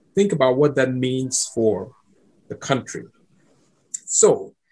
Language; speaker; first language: English; non-native, local second language; Akan